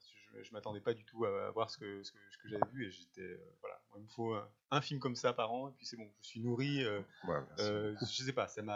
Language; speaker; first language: French; native; French